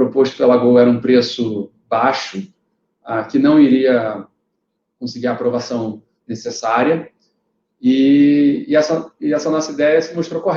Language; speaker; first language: Portuguese; native; Portuguese